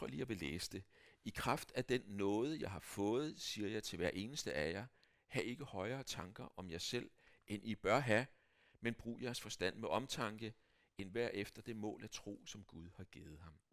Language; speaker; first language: Danish; native; Danish